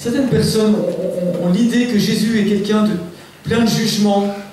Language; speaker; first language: French; native; French